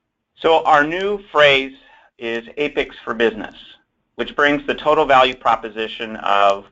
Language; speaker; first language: English; native; English